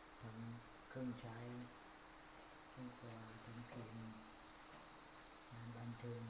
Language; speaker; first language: Thai; non-native, learner; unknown